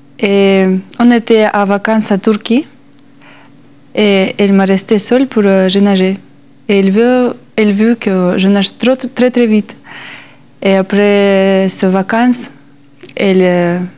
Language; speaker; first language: French; non-native, learner; Russian